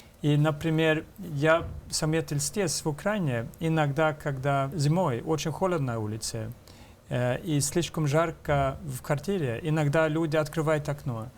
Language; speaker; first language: Russian; non-native, fluent; Swedish